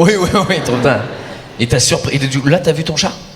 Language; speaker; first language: French; native; French